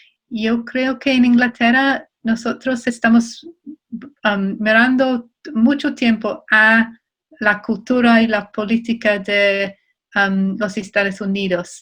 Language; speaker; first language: Spanish; non-native, fluent; English